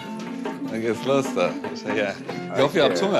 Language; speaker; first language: German; native; German